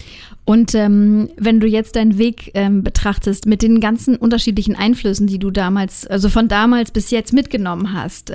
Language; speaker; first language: German; native; German